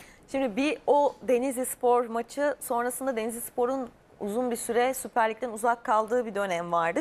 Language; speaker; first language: Turkish; native; Turkish